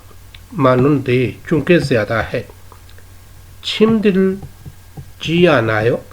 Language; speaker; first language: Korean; non-native, fluent; Urdu